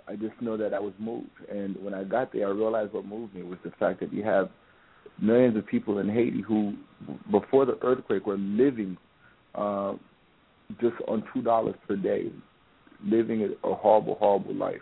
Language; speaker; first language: English; non-native, fluent; Haitian Creole